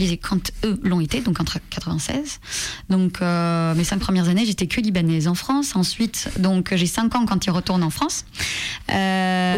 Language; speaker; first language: French; non-native, local second language; Armenian